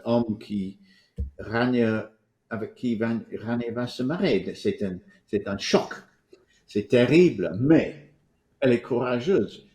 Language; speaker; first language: French; non-native, fluent; English